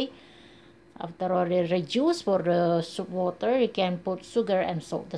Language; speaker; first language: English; non-native, learner; Indonesian